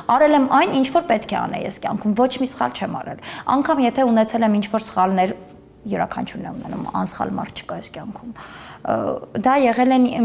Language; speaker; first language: Armenian; native; Armenian